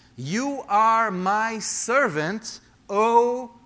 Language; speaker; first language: English; non-native, fluent; Hebrew